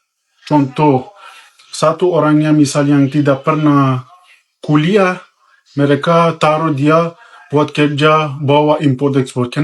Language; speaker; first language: Indonesian; non-native, fluent; Persian